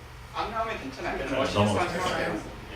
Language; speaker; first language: Korean; early bilingual, heritage; English